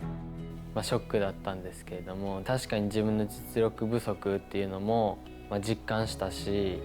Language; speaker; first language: Japanese; native; Japanese